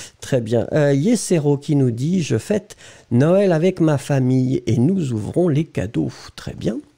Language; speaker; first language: French; native; French